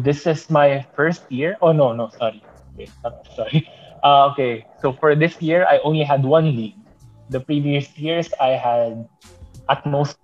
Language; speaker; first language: English; non-native, local second language; Bikol